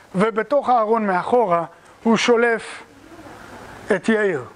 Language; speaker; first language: Hebrew; native; Hebrew